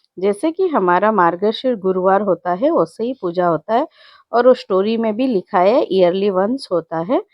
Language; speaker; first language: Hindi; non-native, local second language; Telugu